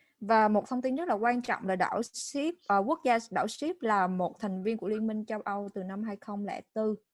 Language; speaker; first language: Vietnamese; native; Vietnamese